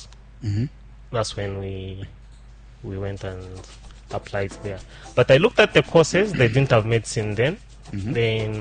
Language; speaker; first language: English; non-native, local second language; Bemba